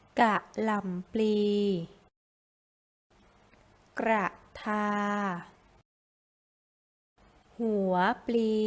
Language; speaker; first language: Thai; native; Thai